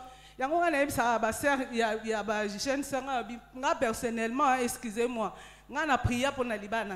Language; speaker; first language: French; non-native, local second language; Lingala